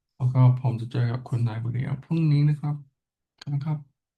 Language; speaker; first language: Thai; non-native, learner; English